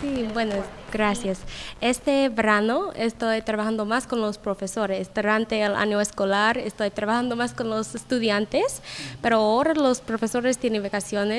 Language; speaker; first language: Spanish; non-native, learner; English